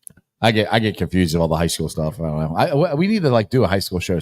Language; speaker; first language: English; native; English